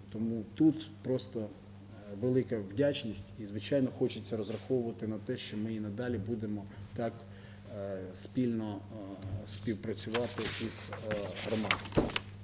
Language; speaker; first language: Ukrainian; native; Ukrainian